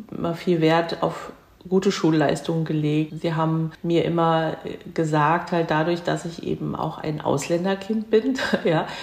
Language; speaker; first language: German; early bilingual, other home language; Korean